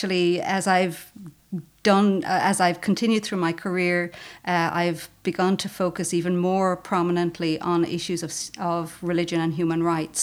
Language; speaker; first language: English; native; English